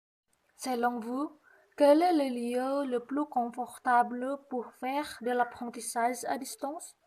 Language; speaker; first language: French; non-native, learner; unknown